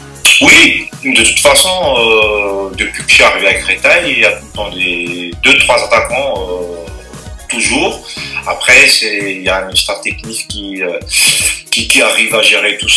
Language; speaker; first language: French; non-native, local second language; Malagasy